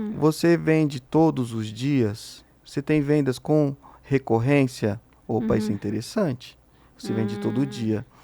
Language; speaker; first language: Portuguese; native; Portuguese